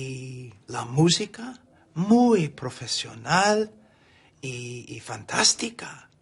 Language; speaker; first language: Spanish; non-native, fluent; English